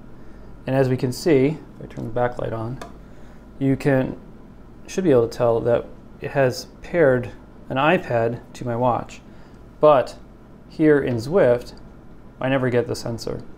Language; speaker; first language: English; native; English